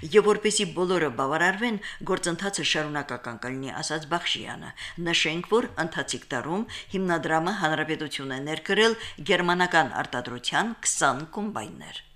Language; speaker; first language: Armenian; native; Armenian